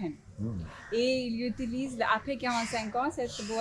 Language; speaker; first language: French; non-native, fluent; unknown